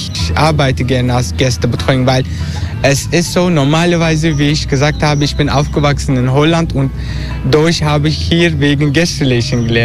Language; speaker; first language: German; non-native, learner; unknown